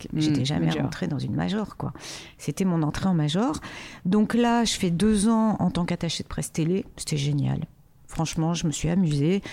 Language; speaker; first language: French; native; French